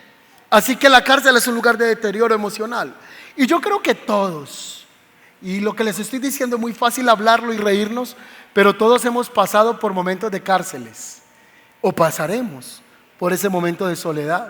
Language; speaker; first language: Spanish; native; Spanish